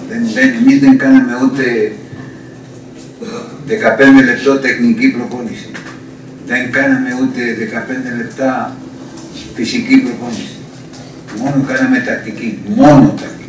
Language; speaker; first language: Greek; non-native, learner; Spanish